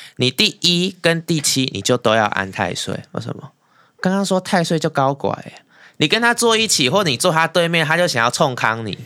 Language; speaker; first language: Chinese; native; Chinese